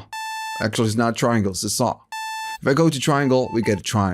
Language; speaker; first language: English; non-native, fluent; Spanish